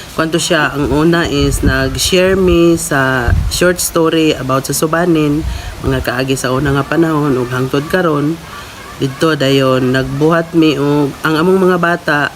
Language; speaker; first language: Cebuano; non-native, local second language; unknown